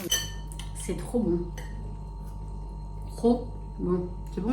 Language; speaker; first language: French; native; French